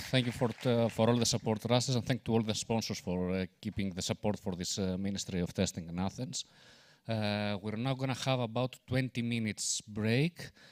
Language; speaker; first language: English; non-native, fluent; Greek